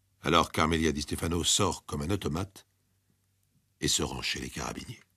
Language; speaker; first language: French; native; French